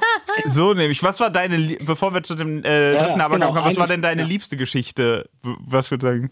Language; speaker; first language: German; native; German